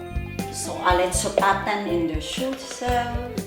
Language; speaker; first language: German; non-native, learner; Filipino